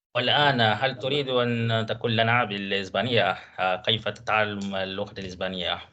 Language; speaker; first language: Arabic; non-native, learner; Finnish